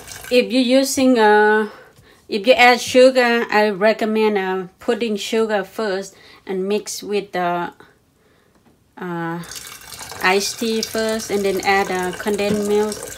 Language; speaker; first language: English; non-native, learner; Thai